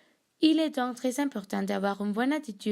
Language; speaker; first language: French; non-native, learner; Spanish